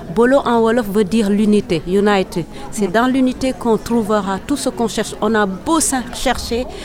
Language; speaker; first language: French; non-native, local second language; Serer